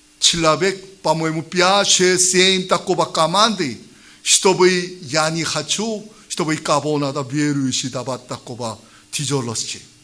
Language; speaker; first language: Russian; non-native, learner; Korean